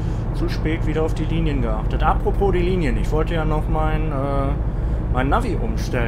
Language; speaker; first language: German; native; German